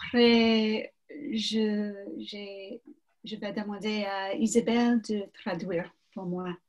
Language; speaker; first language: French; non-native, learner; English